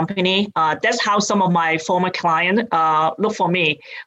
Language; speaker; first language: English; native; English